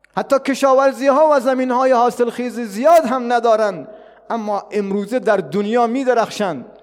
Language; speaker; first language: Persian; non-native, local second language; Baluchi